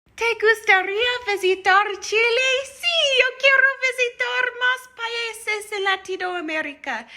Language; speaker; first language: Spanish; non-native, learner; English